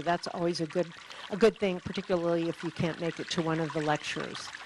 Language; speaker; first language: English; native; English